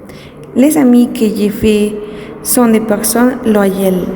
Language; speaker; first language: French; non-native, learner; Spanish